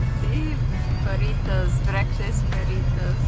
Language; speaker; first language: Spanish; non-native, learner; English